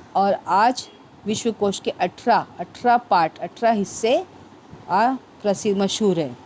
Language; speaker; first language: Hindi; non-native, local second language; Marathi